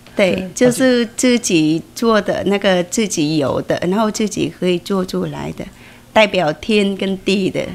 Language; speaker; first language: Chinese; non-native, fluent; Vietnamese